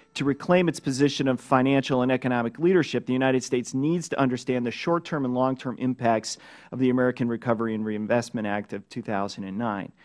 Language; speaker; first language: English; native; English